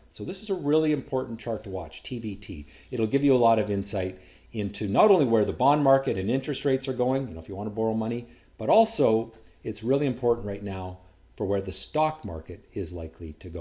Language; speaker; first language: English; native; English